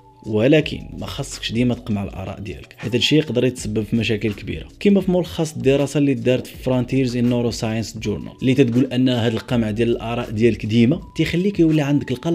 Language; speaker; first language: Arabic; native; Arabic